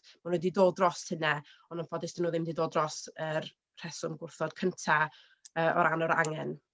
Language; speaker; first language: Welsh; native; Welsh